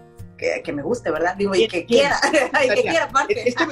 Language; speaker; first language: Spanish; native; Spanish